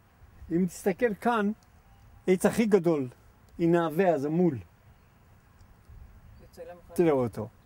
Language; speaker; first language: Hebrew; non-native, fluent; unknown